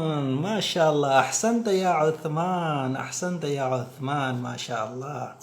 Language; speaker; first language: Arabic; non-native, fluent; Urdu